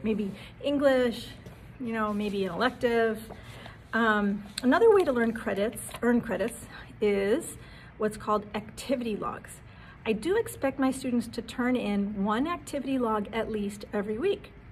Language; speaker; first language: English; native; English